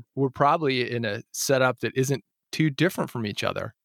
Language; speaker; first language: English; native; English